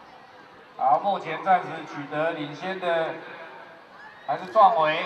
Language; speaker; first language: Chinese; native; Chinese